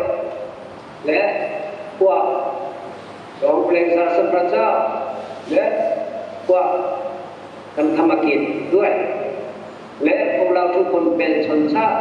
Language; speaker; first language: Thai; non-native, fluent; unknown